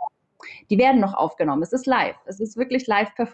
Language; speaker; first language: German; native; German